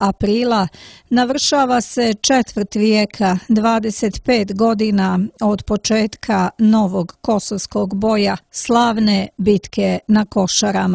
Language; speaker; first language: Serbian; native; Serbian